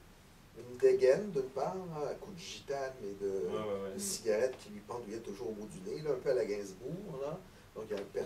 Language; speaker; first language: French; native; French